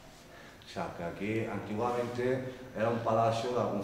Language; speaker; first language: Spanish; non-native, fluent; Arabic